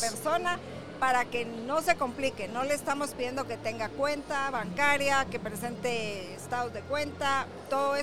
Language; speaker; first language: Spanish; native; Spanish